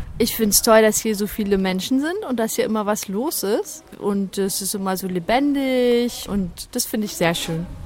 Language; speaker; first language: German; native; German